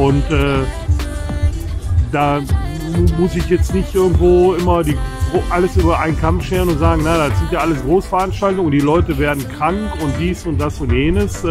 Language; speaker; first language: German; native; German